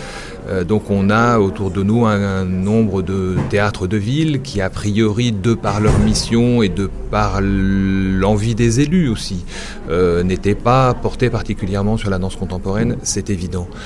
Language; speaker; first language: French; native; French